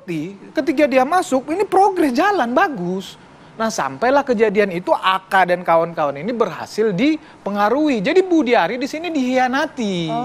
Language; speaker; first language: Indonesian; native; Indonesian